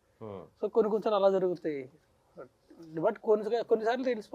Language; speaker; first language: Telugu; native; Telugu